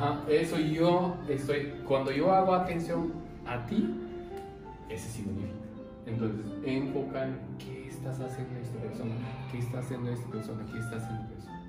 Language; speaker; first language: Spanish; non-native, learner; Japanese